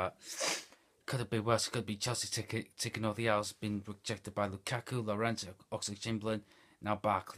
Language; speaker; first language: English; native; English